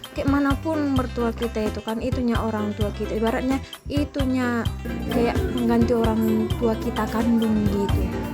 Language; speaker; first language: Indonesian; native; Indonesian